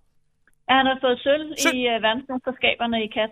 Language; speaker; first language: Danish; native; Danish